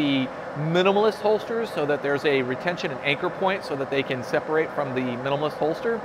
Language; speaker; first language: English; native; English